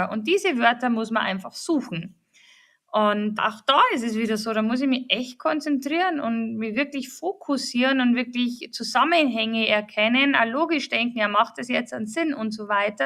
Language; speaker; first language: German; native; German